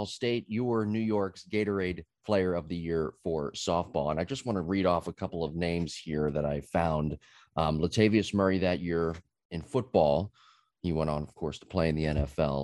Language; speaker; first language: English; native; English